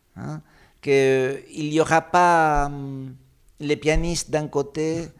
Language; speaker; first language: French; non-native, fluent; Spanish